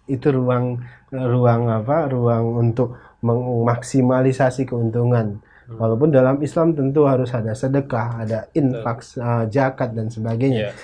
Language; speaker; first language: Indonesian; native; Indonesian